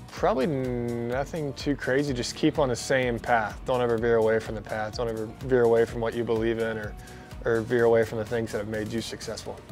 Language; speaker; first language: English; native; English